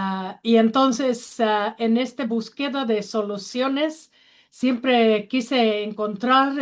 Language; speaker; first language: Spanish; non-native, learner; Finnish